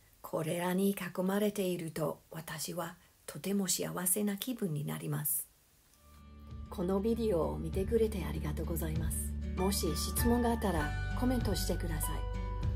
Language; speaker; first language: Japanese; non-native, fluent; English